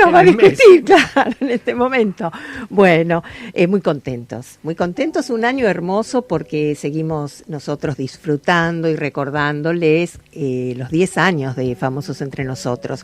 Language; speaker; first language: Spanish; native; Spanish